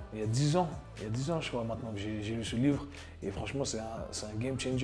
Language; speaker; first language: French; native; French